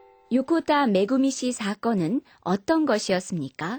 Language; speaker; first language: Korean; native; Korean